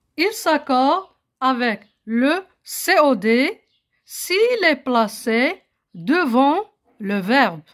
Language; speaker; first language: French; non-native, local second language; Arabic